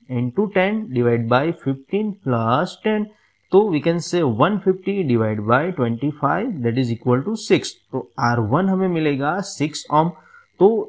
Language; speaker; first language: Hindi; non-native, local second language; Gujarati